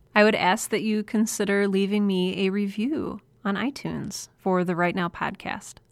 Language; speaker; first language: English; native; English